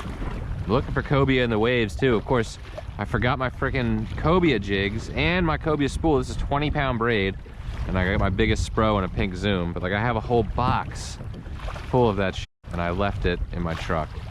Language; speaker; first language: English; native; English